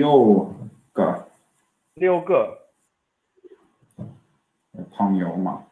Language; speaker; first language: Chinese; non-native, learner; English